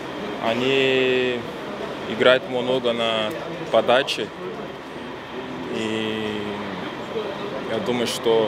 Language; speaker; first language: Russian; non-native, learner; Portuguese